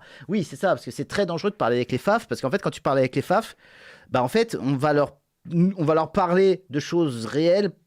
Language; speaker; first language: French; native; French